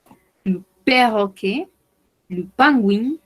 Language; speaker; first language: French; non-native, fluent; Spanish